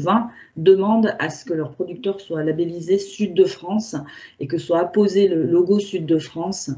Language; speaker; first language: French; native; French